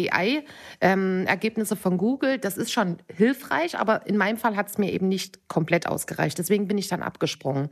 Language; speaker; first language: German; native; German